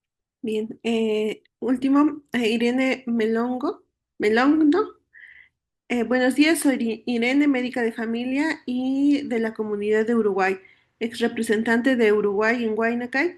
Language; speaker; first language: Spanish; native; Spanish